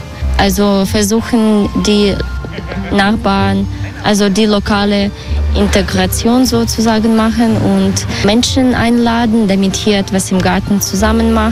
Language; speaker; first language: German; non-native, learner; Russian